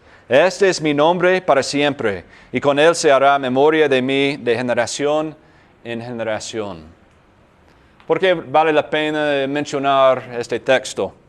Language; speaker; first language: Spanish; non-native, fluent; English